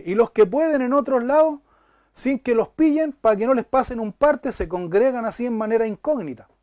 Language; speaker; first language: Spanish; native; Spanish